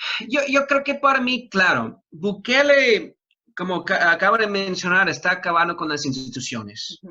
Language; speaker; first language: Spanish; non-native, fluent; English